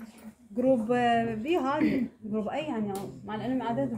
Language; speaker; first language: Arabic; native; Arabic